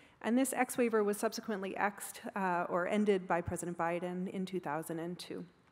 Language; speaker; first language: English; native; English